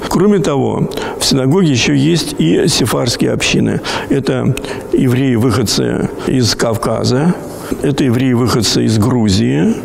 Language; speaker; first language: Russian; native; Russian